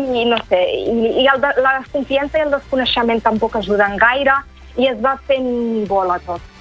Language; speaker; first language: Catalan; early bilingual, other home language; Arabic